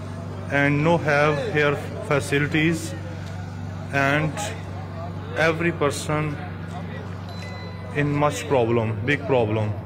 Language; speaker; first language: English; non-native, learner; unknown